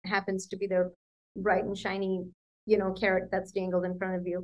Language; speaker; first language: English; non-native, local second language; Punjabi